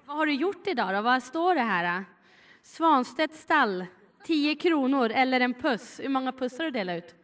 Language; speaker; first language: Swedish; native; Swedish